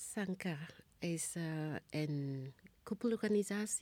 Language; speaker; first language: Dutch; non-native, fluent; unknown